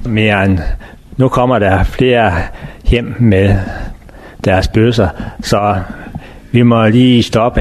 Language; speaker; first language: Danish; native; Danish